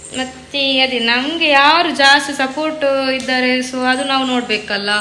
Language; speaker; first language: Kannada; non-native, local second language; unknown